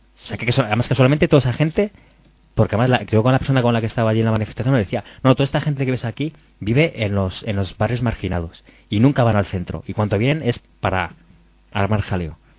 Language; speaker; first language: Spanish; native; Spanish